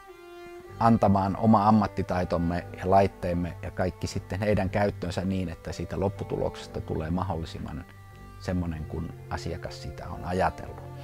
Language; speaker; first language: Finnish; native; Finnish